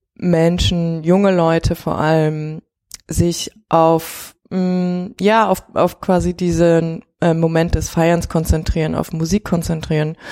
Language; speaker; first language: German; early bilingual, heritage; Chinese